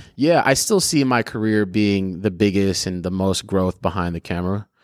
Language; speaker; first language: English; early bilingual, other home language; Filipino